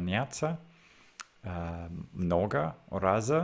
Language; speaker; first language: Russian; non-native, learner; English